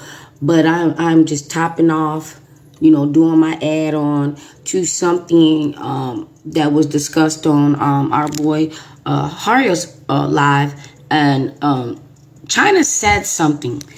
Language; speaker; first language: English; native; English